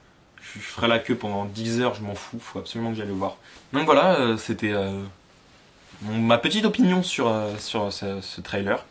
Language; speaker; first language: French; native; French